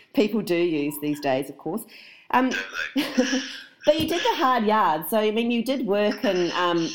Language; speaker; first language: English; native; English